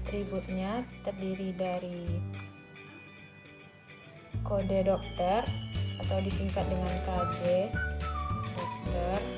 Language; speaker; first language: Indonesian; native; Indonesian